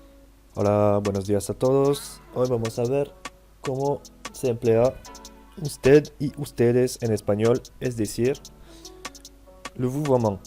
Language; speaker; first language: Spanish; non-native, fluent; French